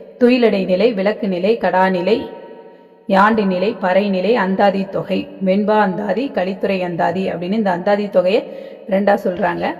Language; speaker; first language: Tamil; native; Tamil